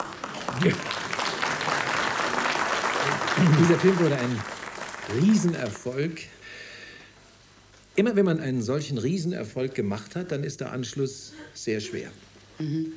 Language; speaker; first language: German; native; German